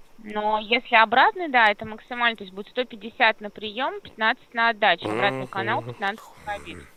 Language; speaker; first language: Russian; native; Russian